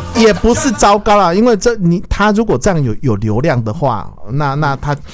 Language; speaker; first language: Chinese; native; Chinese